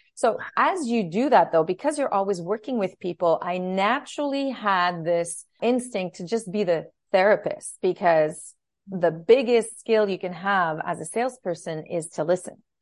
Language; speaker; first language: English; native; English